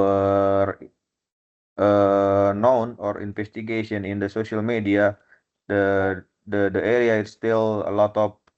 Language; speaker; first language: English; non-native, fluent; Indonesian